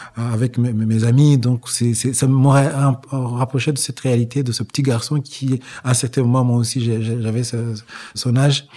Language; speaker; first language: French; non-native, local second language; Kinyarwanda